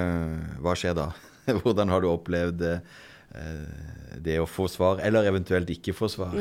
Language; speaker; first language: Norwegian; native; Norwegian